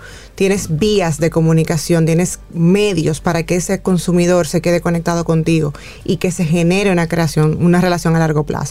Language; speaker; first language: Spanish; native; Spanish